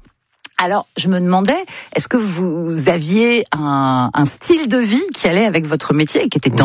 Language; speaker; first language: French; native; French